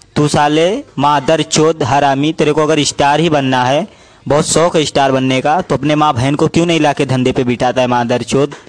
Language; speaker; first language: Hindi; native; Hindi